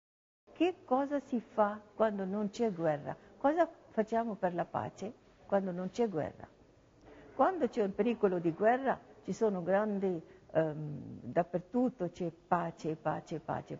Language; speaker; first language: Italian; non-native, learner; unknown